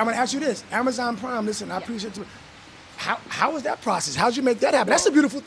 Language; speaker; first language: English; native; English